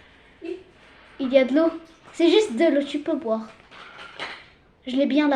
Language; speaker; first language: French; early bilingual, other home language; Arabic